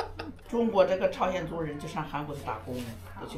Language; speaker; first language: Chinese; native; Chinese